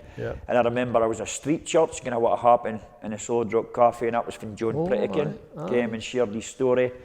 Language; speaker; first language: English; native; English